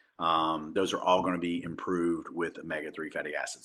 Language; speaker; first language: English; native; English